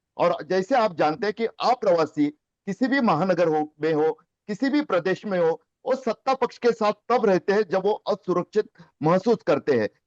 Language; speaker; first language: Hindi; non-native, local second language; Marathi